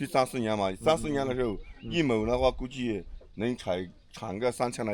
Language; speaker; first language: Chinese; native; Chinese